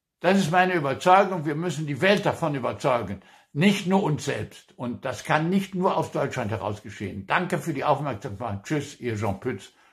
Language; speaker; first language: German; non-native, local second language; Luxembourgish